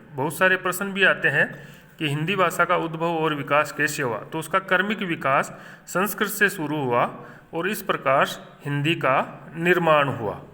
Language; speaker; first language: Hindi; native; Hindi